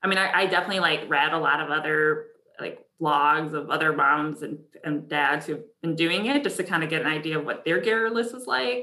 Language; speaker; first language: English; native; English